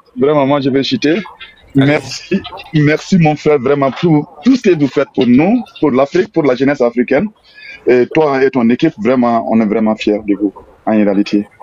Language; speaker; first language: French; non-native, local second language; Bambara